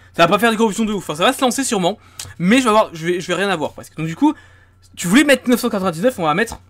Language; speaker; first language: French; native; French